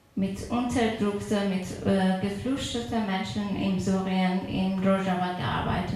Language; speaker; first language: German; non-native, fluent; Persian